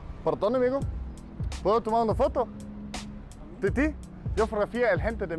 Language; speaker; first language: Spanish; non-native, learner; Danish